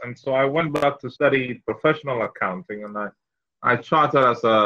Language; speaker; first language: English; non-native, local second language; Ewe